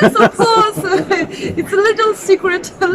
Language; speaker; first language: English; non-native, learner; Russian